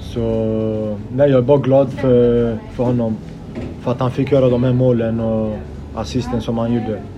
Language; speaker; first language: Swedish; early bilingual, other home language; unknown